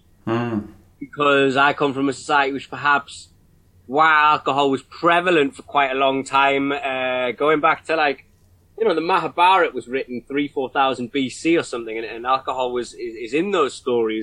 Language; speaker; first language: English; native; English